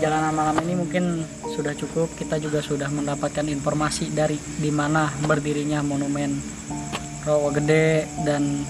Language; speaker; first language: Indonesian; native; Indonesian